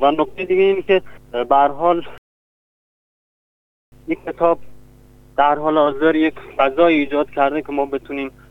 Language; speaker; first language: Persian; non-native, local second language; Kurdish